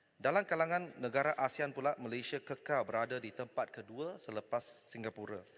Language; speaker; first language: Malay; non-native, local second language; Chinese